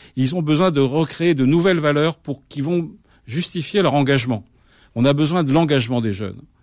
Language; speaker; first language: French; native; French